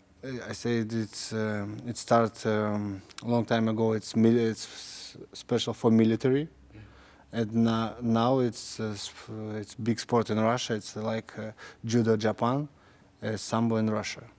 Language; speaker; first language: English; non-native, learner; Russian